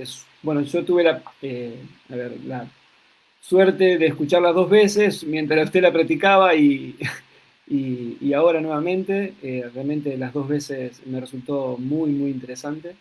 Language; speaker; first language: Spanish; native; Spanish